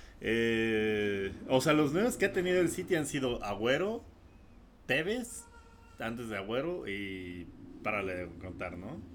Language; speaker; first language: Spanish; native; Spanish